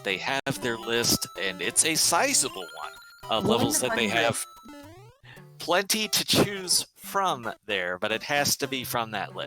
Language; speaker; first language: English; native; English